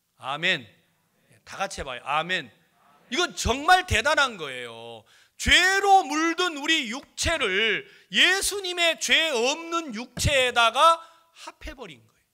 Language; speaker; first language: Korean; native; Korean